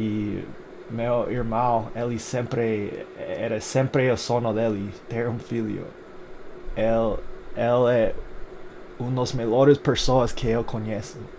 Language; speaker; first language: Portuguese; non-native, fluent; English